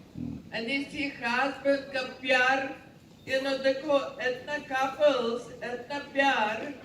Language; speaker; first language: Hindi; non-native, learner; Ukrainian